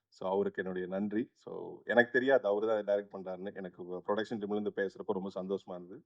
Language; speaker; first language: Tamil; native; Tamil